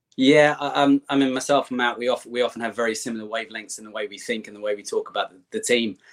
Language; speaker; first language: English; native; English